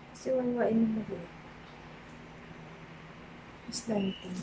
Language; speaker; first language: Filipino; native; Filipino